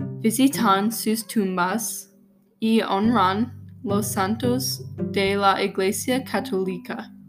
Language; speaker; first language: Spanish; non-native, learner; English